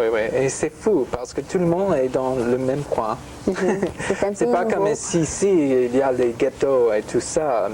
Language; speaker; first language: French; non-native, fluent; English